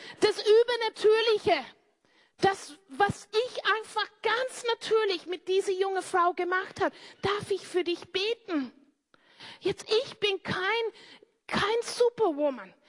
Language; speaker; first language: German; non-native, fluent; English